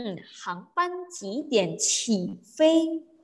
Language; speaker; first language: Chinese; non-native, fluent; Indonesian